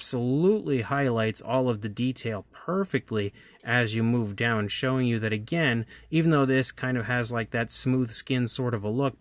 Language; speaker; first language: English; native; English